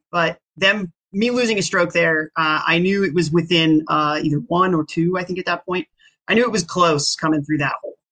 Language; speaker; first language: English; native; English